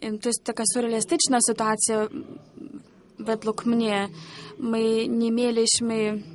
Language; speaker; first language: Polish; non-native, learner; Ukrainian